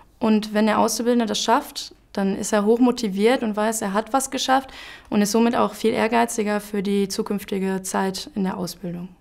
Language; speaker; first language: German; native; German